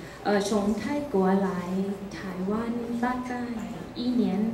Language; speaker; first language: Chinese; non-native, learner; Thai